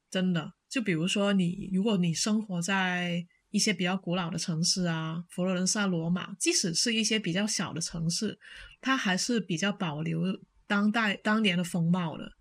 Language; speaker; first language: Chinese; non-native, local second language; Cantonese